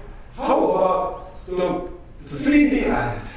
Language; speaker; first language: English; non-native, learner; Korean